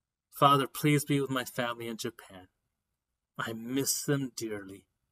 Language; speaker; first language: English; native; English